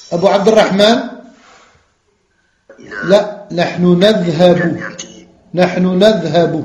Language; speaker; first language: Arabic; non-native, fluent; French